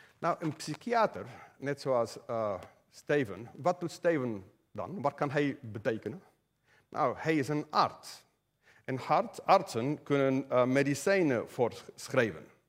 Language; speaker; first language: Dutch; non-native, fluent; Spanish